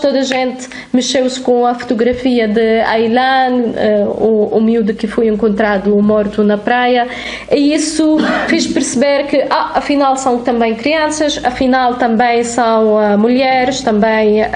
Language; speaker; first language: Portuguese; non-native, fluent; Arabic